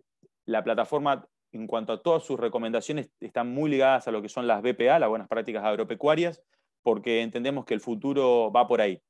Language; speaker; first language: Spanish; native; Spanish